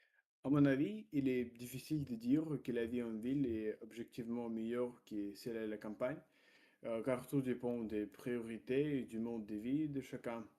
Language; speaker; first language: French; non-native, learner; Russian